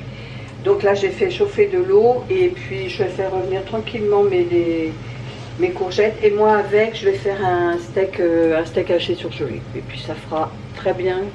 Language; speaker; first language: French; native; French